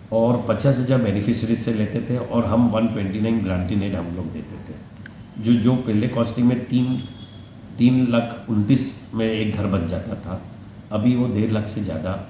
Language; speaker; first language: Hindi; non-native, local second language; Gujarati